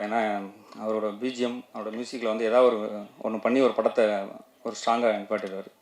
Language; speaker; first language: Tamil; native; Tamil